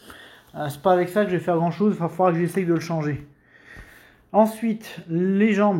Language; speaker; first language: French; native; French